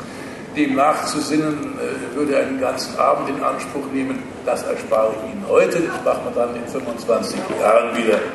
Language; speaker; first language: German; native; German